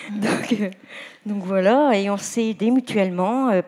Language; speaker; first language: French; native; French